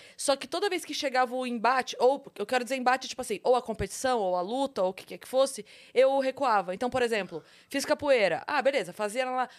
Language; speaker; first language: Portuguese; native; Portuguese